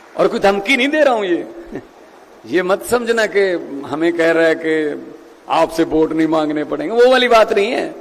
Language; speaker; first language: Hindi; non-native, local second language; Punjabi